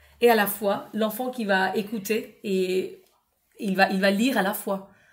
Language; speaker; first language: French; non-native, fluent; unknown